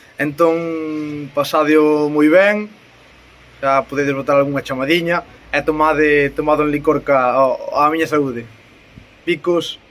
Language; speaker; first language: Galician; native; Galician